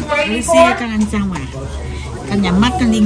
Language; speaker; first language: Vietnamese; native; Vietnamese